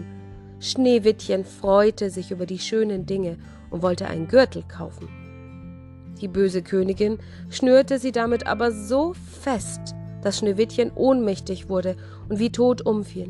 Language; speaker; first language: German; native; German